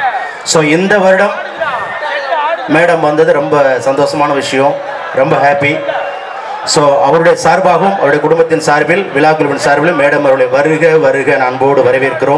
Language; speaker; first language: Tamil; native; Tamil